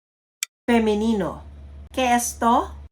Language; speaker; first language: Spanish; non-native, learner; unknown